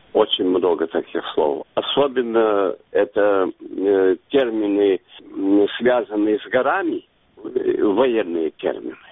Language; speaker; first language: Russian; non-native, local second language; Ingush